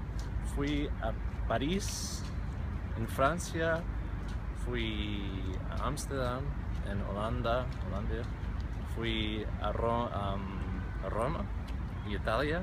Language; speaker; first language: Spanish; non-native, fluent; English